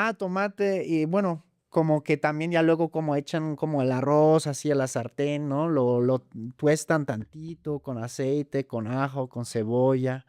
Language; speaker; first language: Spanish; non-native, fluent; German